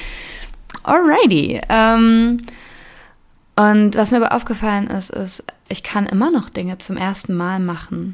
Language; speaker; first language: German; native; German